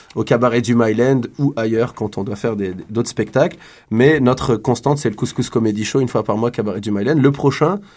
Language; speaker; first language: French; native; French